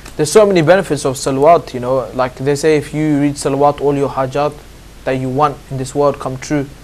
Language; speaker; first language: English; native; English